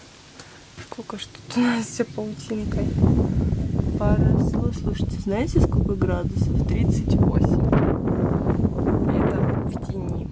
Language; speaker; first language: Russian; native; Russian